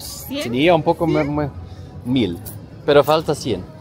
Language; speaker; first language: Spanish; non-native, learner; Swedish